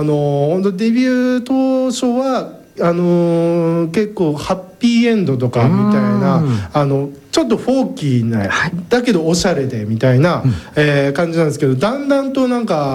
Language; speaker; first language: Japanese; native; Japanese